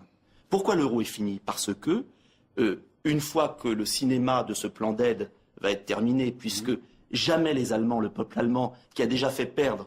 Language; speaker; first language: French; native; French